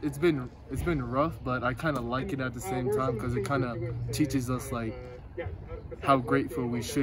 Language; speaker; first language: English; non-native, fluent; Japanese